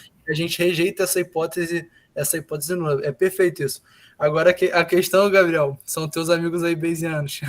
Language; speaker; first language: Portuguese; native; Portuguese